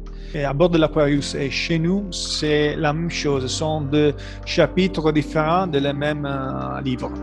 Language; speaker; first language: French; non-native, learner; Italian